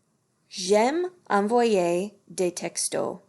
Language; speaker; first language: French; non-native, fluent; English